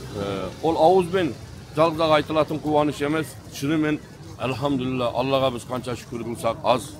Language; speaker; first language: Kazakh; early bilingual, heritage; Kazakh